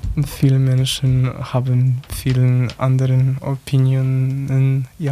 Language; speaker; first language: German; non-native, learner; Polish